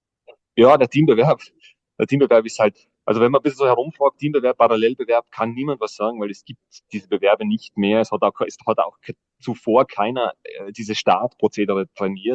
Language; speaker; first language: German; native; German